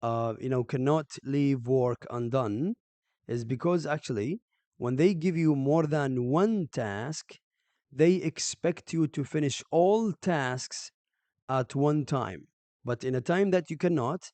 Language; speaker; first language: English; non-native, fluent; Arabic